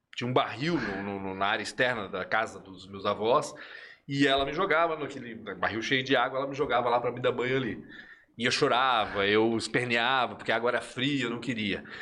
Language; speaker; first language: Portuguese; early bilingual, other home language; Spanish